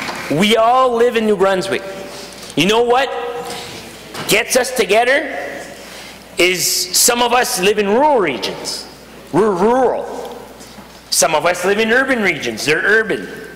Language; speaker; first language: English; non-native, local second language; French